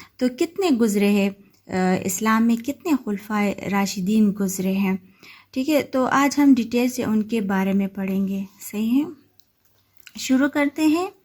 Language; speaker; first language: Urdu; non-native, local second language; Pashto